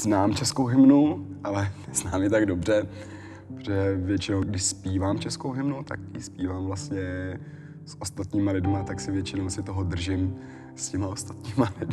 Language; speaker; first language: Czech; early bilingual, other home language; Arabic